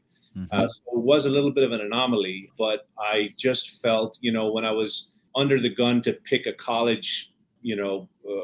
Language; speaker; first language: English; native; English